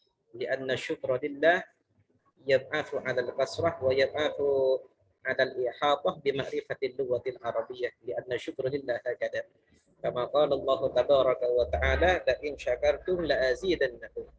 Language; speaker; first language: Arabic; non-native, fluent; Malay